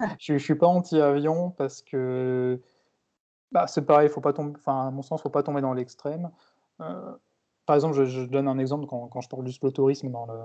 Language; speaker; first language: French; native; French